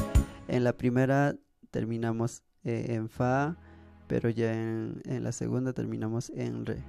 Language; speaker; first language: Spanish; native; Spanish